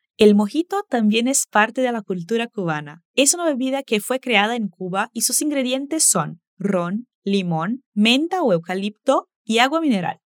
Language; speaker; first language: Spanish; non-native, fluent; Portuguese